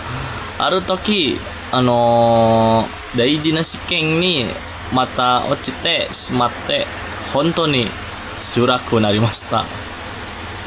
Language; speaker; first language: Japanese; non-native, learner; Indonesian